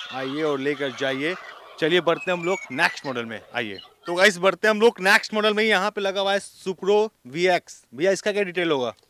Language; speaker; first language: Hindi; native; Hindi